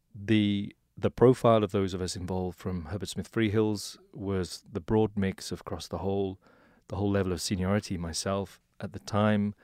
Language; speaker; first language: English; native; English